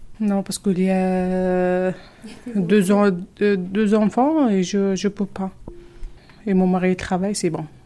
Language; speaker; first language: French; non-native, learner; Arabic